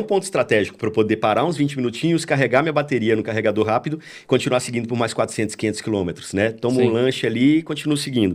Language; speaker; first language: Portuguese; native; Portuguese